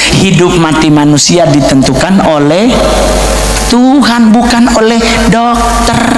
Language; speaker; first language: Indonesian; native; Indonesian